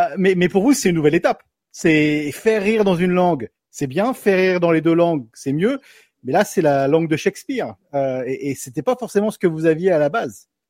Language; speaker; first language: French; native; French